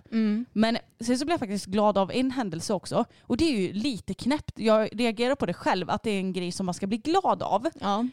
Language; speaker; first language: Swedish; native; Swedish